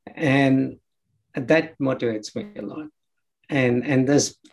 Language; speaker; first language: English; non-native, local second language; Telugu